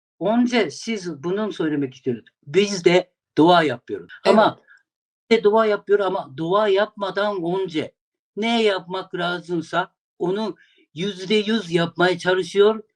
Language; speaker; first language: Turkish; non-native, learner; Japanese